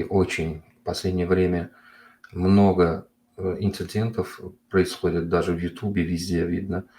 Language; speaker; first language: Russian; non-native, local second language; Uzbek